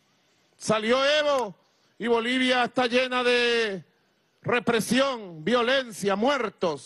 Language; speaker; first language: Spanish; native; Spanish